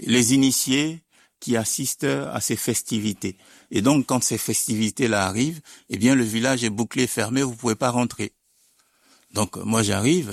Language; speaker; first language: French; non-native, local second language; Baoulé